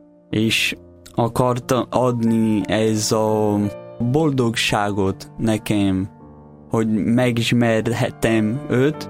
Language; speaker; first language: Hungarian; non-native, learner; Portuguese